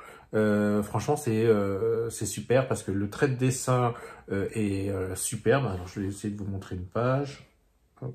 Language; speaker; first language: French; native; French